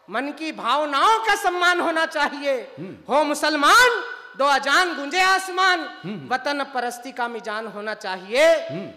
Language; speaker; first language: Hindi; native; Hindi